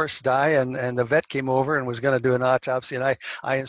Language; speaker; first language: English; native; English